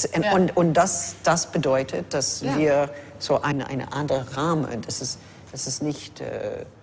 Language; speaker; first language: German; non-native, fluent; English